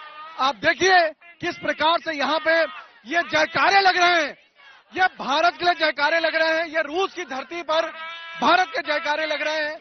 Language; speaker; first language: Hindi; native; Hindi